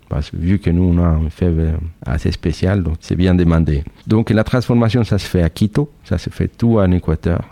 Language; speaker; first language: French; non-native, fluent; Spanish